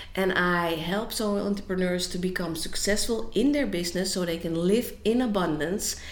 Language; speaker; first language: English; non-native, fluent; Dutch